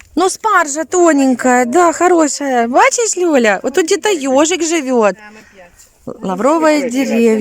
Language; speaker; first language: Russian; non-native, local second language; Ukrainian